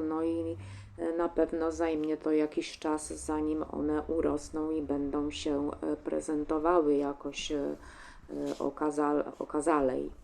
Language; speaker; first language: Polish; native; Polish